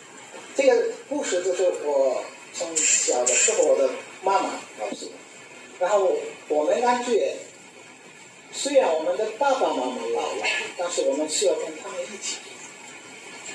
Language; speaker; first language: Chinese; non-native, learner; Bangla